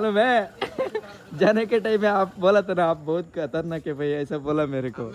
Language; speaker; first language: Hindi; non-native, learner; Kannada